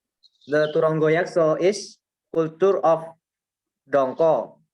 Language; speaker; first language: English; non-native, learner; Indonesian